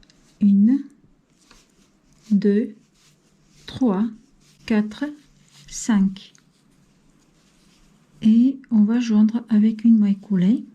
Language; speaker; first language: French; non-native, fluent; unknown